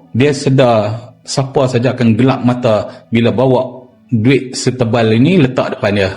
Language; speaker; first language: Malay; native; Malay